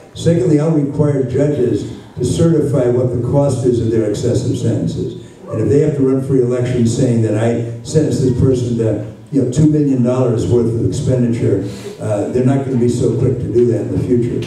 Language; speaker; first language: English; early bilingual, other home language; Spanish